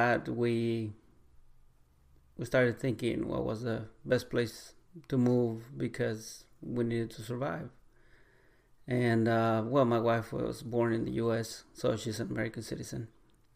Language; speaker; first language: English; non-native, fluent; Spanish